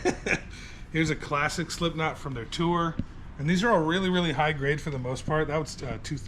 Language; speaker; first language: English; native; English